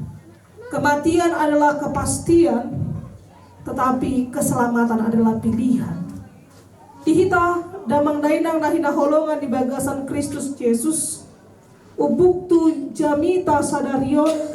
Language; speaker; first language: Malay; non-native, local second language; Batak Toba